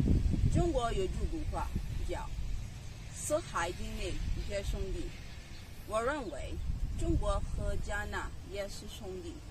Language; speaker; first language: Chinese; non-native, learner; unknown